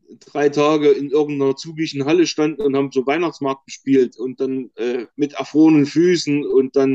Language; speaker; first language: German; native; German